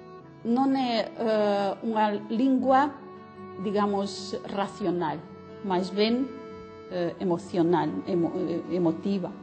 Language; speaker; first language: Galician; non-native, fluent; Russian